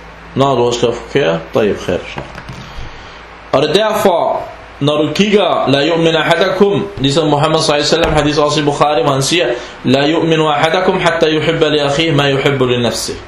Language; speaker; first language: Danish; early bilingual, other home language; Arabic